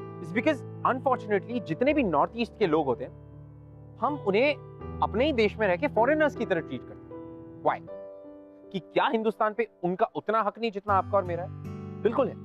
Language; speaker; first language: Hindi; native; Hindi